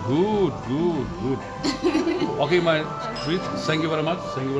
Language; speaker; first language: English; non-native, learner; German